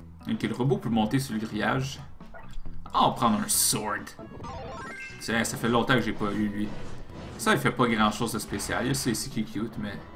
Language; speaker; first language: French; native; French